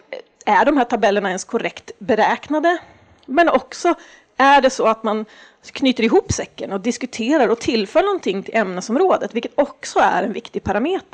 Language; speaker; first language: Swedish; native; Swedish